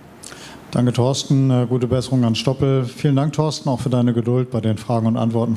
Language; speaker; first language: German; native; German